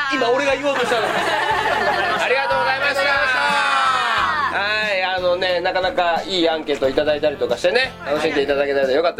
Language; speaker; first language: Japanese; native; Japanese